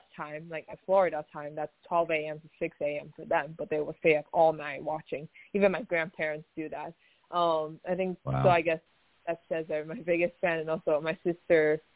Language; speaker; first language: English; non-native, fluent; Chinese